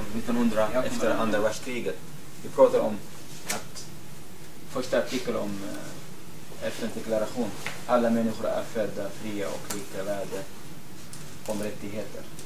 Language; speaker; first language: Swedish; non-native, fluent; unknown